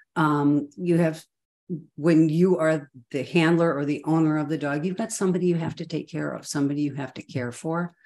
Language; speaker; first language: English; native; English